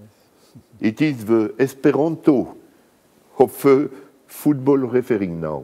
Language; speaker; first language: English; non-native, learner; French